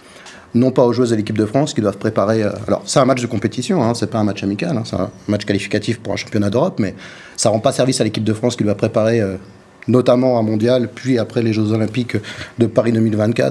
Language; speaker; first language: French; native; French